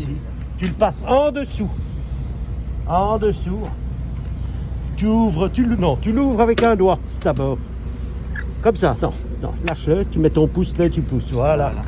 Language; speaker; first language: French; native; French